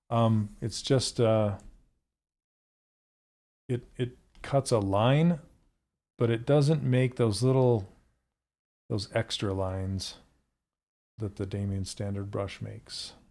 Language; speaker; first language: English; native; English